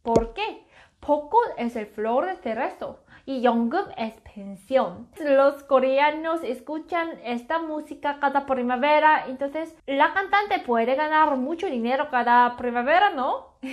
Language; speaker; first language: Spanish; non-native, learner; Korean